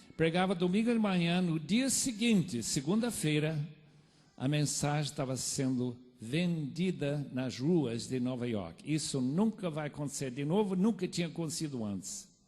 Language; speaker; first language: Portuguese; non-native, fluent; English